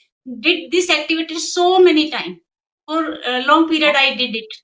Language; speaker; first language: English; non-native, local second language; Hindi